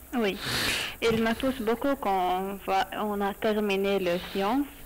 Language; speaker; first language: French; non-native, learner; Arabic